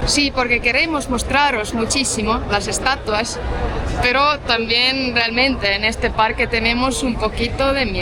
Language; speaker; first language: Spanish; non-native, fluent; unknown